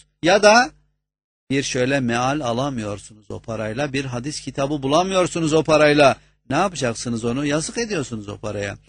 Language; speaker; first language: Turkish; native; Turkish